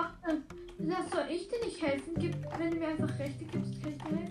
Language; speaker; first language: German; native; German